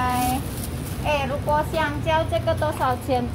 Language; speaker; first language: Chinese; non-native, learner; Javanese